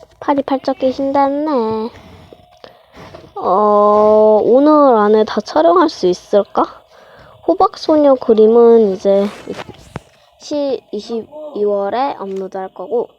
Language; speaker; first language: Korean; native; Korean